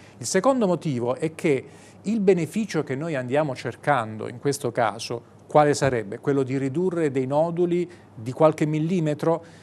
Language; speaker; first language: Italian; native; Italian